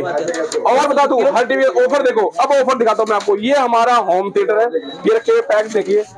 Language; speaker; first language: Hindi; native; Hindi